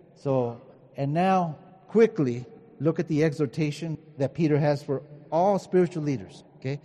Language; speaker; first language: English; early bilingual, other home language; Spanish